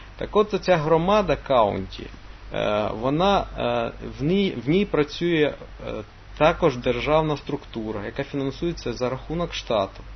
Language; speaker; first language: Ukrainian; non-native, local second language; Russian